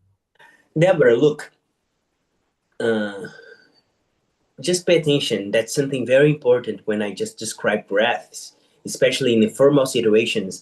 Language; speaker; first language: English; non-native, fluent; Portuguese